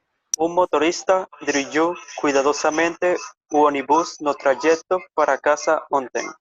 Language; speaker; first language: Portuguese; non-native, learner; Spanish